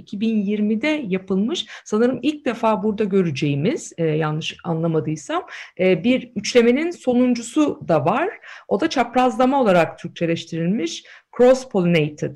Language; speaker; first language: Turkish; native; Turkish